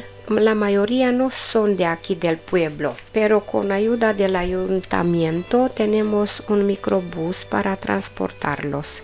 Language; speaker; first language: Spanish; non-native, learner; Romanian